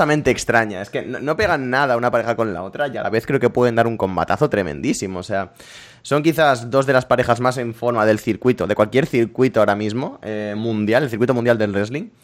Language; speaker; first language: Spanish; native; Spanish